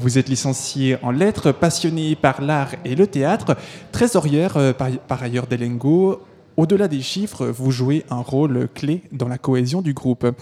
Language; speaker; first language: French; native; French